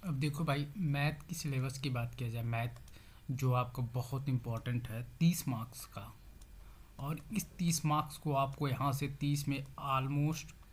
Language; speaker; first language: Hindi; native; Hindi